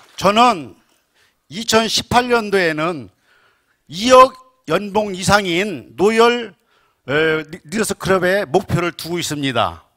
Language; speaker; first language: Korean; native; Korean